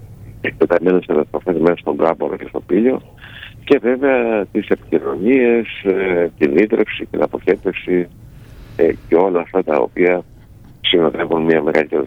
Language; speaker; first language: Greek; native; Greek